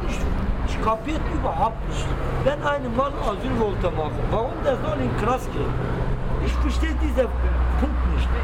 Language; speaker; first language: German; non-native, learner; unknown